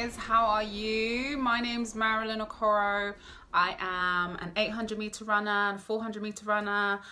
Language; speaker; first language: English; native; English